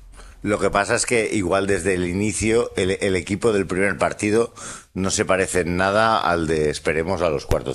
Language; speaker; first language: Spanish; native; Spanish